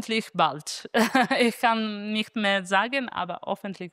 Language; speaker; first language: German; non-native, fluent; Italian